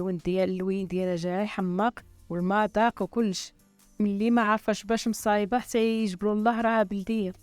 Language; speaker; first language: Arabic; native; Arabic